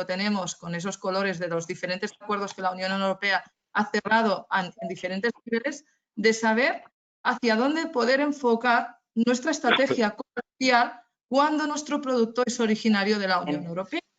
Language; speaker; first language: Spanish; native; Spanish